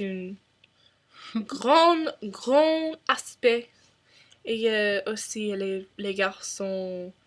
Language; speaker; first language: French; non-native, learner; English